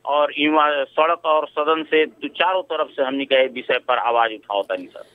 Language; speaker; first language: Bhojpuri; native; Bhojpuri